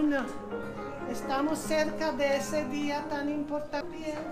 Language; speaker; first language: Spanish; non-native, fluent; Polish